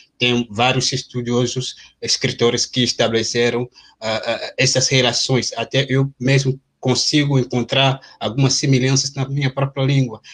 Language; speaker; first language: Portuguese; non-native, fluent; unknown